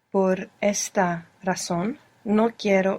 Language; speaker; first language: Spanish; non-native, learner; English